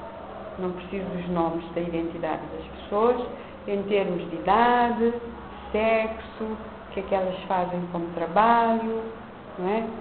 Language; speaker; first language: Portuguese; non-native, local second language; Kabuverdianu